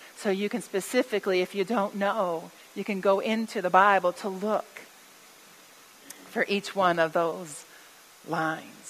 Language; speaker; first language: English; native; English